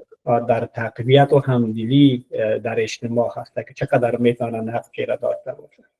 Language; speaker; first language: Persian; native; Persian